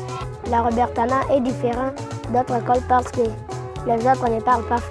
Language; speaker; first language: French; non-native, local second language; Luba-Lulua